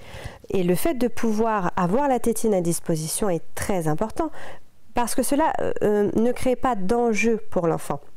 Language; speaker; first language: French; native; French